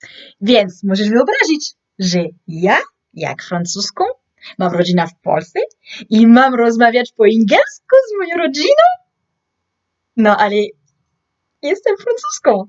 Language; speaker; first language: Polish; non-native, learner; French